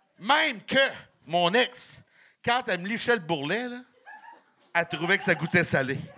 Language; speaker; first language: French; native; French